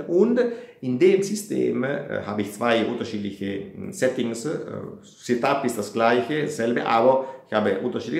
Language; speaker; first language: German; non-native, fluent; Italian